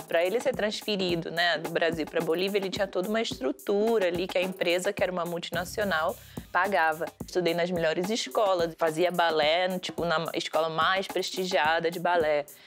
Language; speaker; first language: Portuguese; early bilingual, heritage; Portuguese